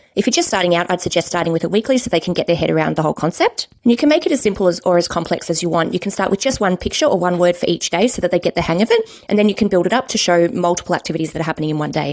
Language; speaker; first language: English; native; English